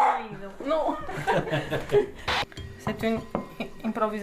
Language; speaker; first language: French; non-native, fluent; Romanian